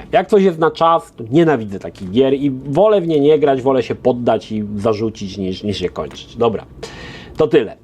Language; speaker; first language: Polish; native; Polish